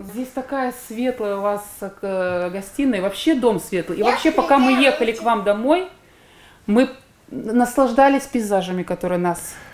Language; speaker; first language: Russian; native; Russian